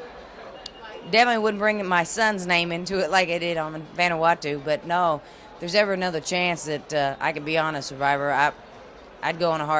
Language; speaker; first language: English; native; English